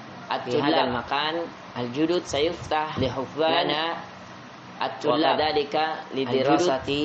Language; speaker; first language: Arabic; non-native, fluent; Indonesian